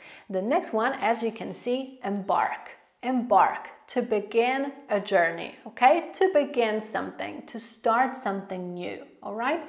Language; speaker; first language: English; non-native, fluent; Polish